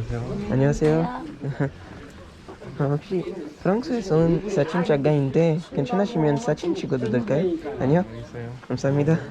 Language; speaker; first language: Korean; non-native, learner; French